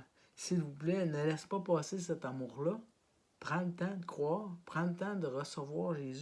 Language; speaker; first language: French; native; French